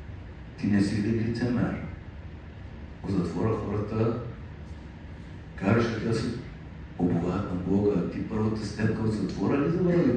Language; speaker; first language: Bulgarian; non-native, fluent; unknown